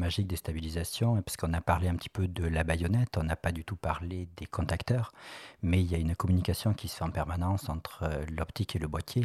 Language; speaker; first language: French; native; French